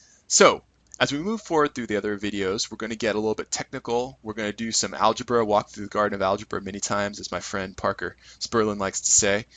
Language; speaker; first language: English; native; English